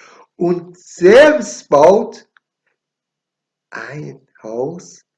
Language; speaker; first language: German; non-native, learner; Persian